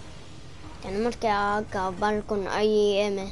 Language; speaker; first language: Spanish; early bilingual, heritage; English